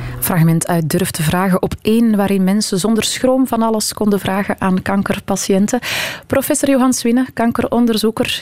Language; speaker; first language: Dutch; native; Dutch